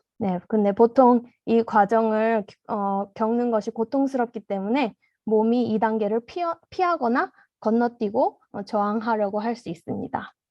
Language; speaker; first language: Korean; early bilingual, heritage; Korean